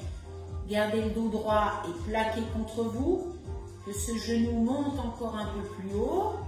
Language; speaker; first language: French; native; French